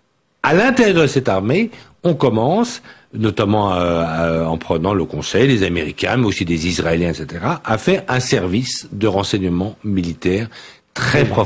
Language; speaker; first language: French; native; French